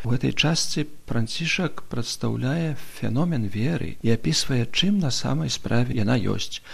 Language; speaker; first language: Belarusian; non-native, local second language; Polish